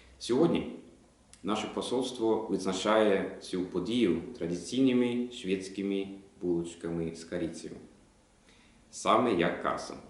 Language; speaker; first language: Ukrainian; non-native, fluent; Swedish